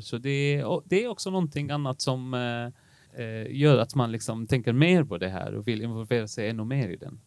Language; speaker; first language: Swedish; non-native, fluent; Arabic